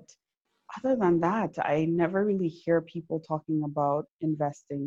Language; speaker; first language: English; non-native, local second language; Yoruba